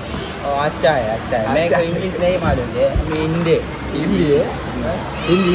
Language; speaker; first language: Hindi; non-native, local second language; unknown